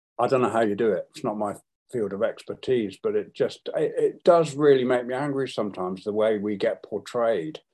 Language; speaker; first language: English; native; English